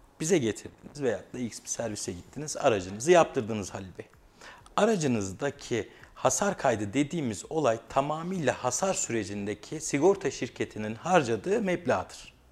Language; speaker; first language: Turkish; native; Turkish